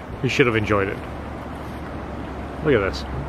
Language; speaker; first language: English; native; English